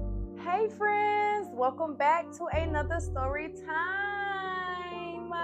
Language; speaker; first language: English; native; English